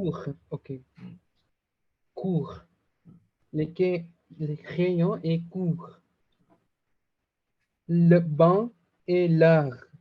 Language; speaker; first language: French; non-native, learner; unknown